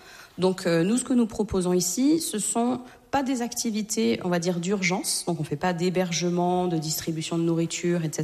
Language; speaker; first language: French; native; French